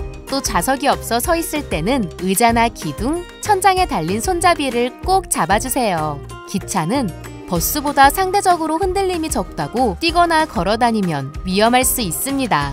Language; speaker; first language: Korean; native; Korean